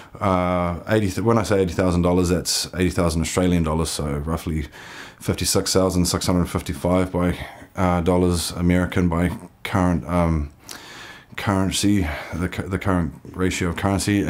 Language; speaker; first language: English; native; English